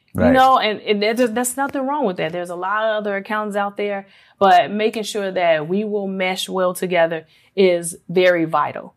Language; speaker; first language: English; native; English